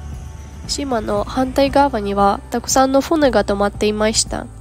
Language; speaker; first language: Japanese; non-native, fluent; Ukrainian